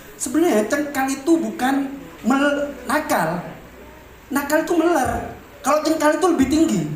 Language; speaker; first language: Indonesian; non-native, local second language; Madurese